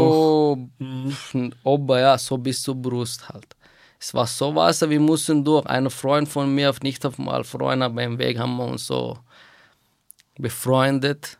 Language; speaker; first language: German; non-native, fluent; Persian